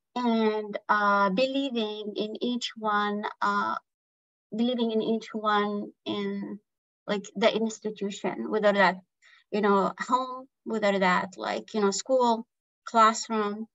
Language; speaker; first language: English; non-native, fluent; Arabic